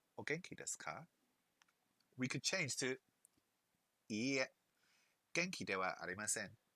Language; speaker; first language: Japanese; non-native, learner; English